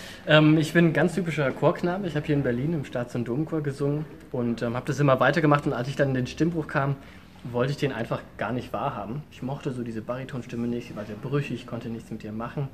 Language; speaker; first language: German; native; German